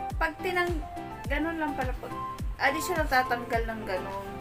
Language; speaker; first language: Filipino; non-native, local second language; Cebuano